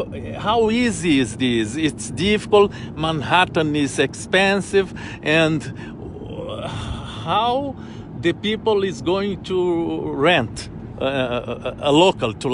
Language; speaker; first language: English; non-native, learner; Portuguese